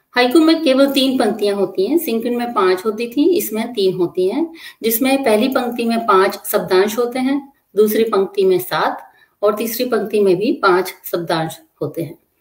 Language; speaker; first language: Hindi; native; Hindi